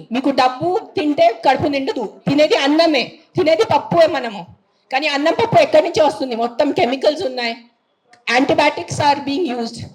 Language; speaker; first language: Telugu; non-native, fluent; Marathi